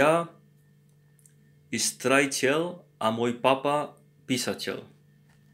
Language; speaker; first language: Russian; non-native, learner; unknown